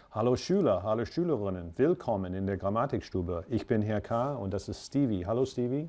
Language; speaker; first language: German; non-native, fluent; English